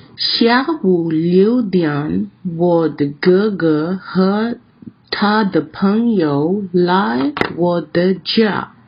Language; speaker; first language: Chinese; non-native, learner; English